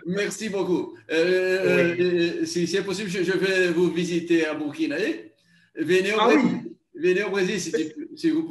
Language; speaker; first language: French; non-native, learner; Portuguese